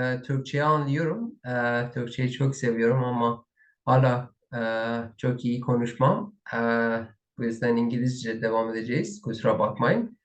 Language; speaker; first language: Turkish; non-native, learner; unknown